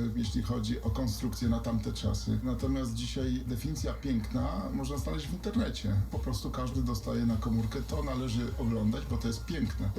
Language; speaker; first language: Polish; native; Polish